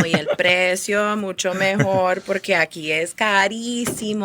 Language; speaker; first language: Spanish; early bilingual, heritage; Spanish